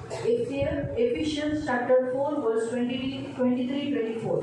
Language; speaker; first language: Hindi; non-native, local second language; Marathi